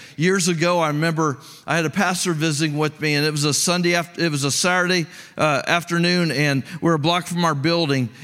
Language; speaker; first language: English; native; English